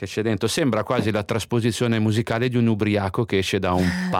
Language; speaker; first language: Italian; native; Italian